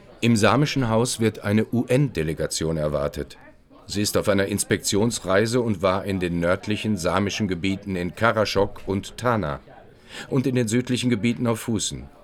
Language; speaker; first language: German; native; German